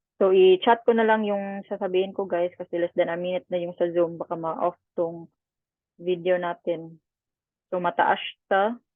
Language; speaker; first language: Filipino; non-native, local second language; Cebuano